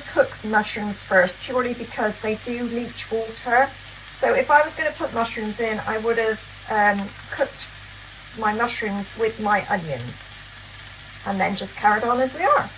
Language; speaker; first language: English; native; English